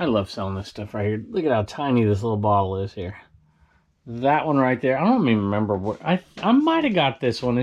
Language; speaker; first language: English; native; English